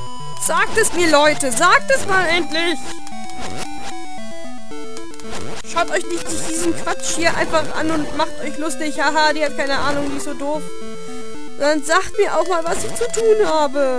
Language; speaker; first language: German; native; German